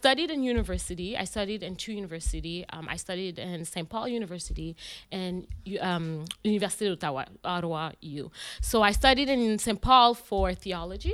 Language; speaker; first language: English; native; English